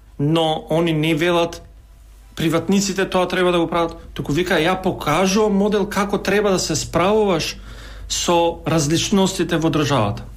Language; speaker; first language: Macedonian; non-native, local second language; Albanian